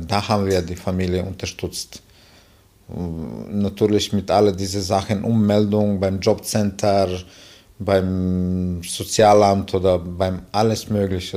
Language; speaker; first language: German; non-native, fluent; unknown